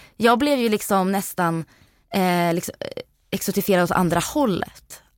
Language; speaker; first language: Swedish; early bilingual, other home language; Bosnian